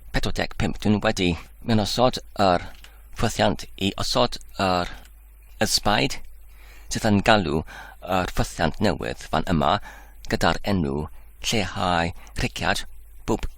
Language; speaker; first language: Welsh; non-native, learner; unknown